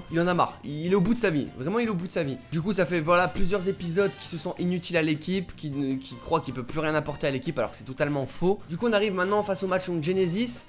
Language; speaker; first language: French; native; French